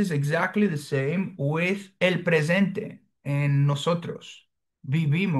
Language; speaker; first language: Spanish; non-native, fluent; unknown